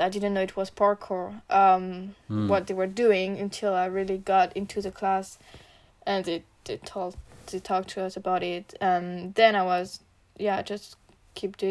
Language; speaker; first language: English; non-native, learner; French